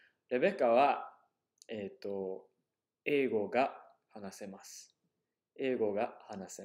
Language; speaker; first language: Japanese; non-native, fluent; English